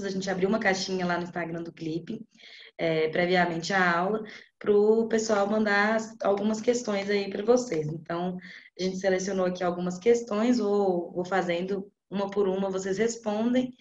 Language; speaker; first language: Portuguese; native; Portuguese